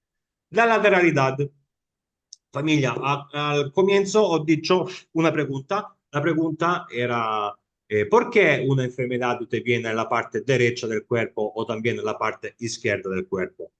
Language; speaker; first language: Spanish; non-native, fluent; Italian